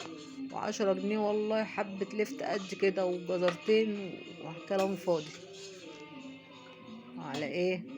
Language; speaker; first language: Arabic; native; Arabic